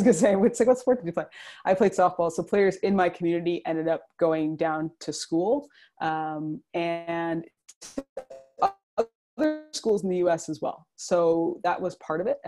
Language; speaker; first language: English; native; English